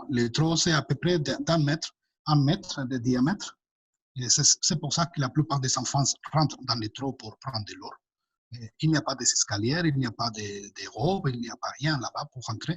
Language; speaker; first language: French; non-native, fluent; Spanish